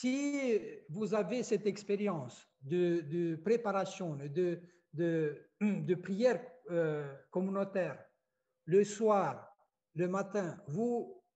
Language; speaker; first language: French; non-native, fluent; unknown